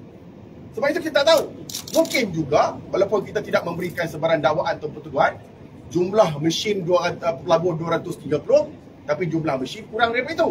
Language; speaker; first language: Malay; native; Malay